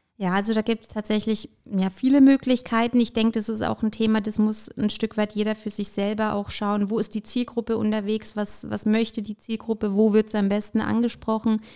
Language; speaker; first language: German; early bilingual, other home language; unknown